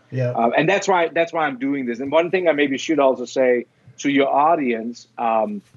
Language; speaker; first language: English; non-native, fluent; Danish